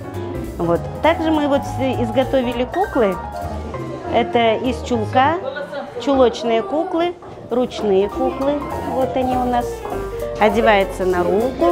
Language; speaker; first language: Russian; native; Russian